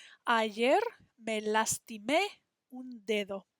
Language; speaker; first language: Spanish; non-native, fluent; English